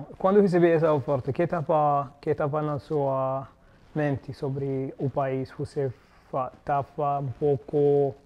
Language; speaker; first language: Portuguese; non-native, learner; Arabic